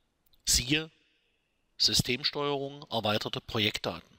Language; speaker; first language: German; native; German